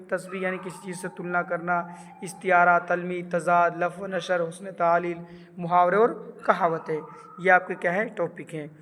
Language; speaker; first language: Urdu; native; Urdu